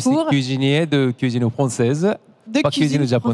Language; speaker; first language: French; non-native, learner; Japanese